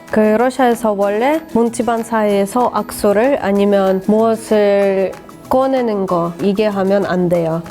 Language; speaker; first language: Korean; non-native, fluent; Russian